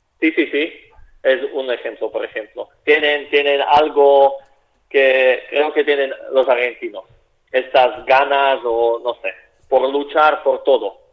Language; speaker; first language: Spanish; non-native, fluent; Slovak